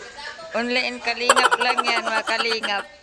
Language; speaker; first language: Filipino; non-native, local second language; Cebuano